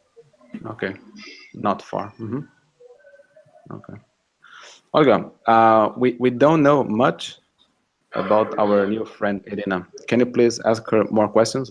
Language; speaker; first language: English; non-native, fluent; Russian